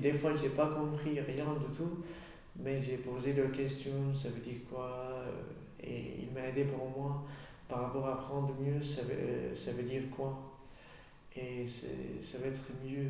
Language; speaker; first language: French; non-native, learner; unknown